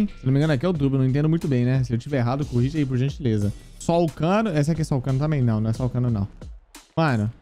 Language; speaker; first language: Portuguese; native; Portuguese